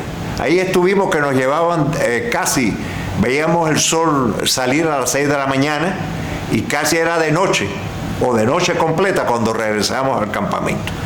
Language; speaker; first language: Spanish; native; Spanish